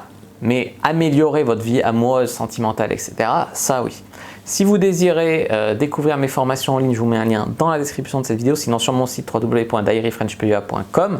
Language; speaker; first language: French; native; French